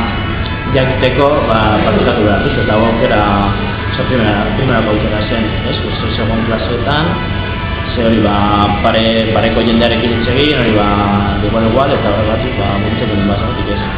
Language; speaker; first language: Basque; non-native, local second language; Spanish